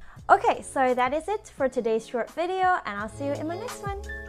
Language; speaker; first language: English; non-native, fluent; Chinese